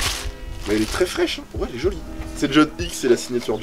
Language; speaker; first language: French; native; French